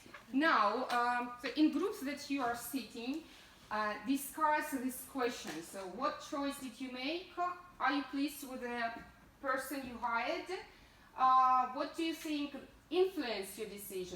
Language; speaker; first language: English; non-native, fluent; Ukrainian